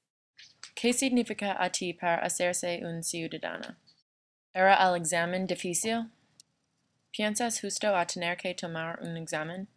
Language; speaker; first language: Spanish; non-native, learner; English